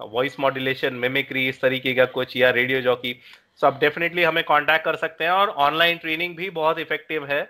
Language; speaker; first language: Hindi; native; Hindi